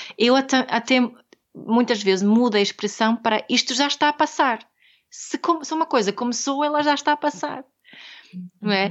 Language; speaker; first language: Portuguese; non-native, fluent; Swedish